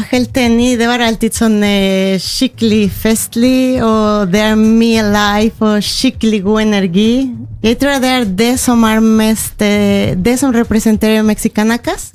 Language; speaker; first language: Norwegian; non-native, fluent; Spanish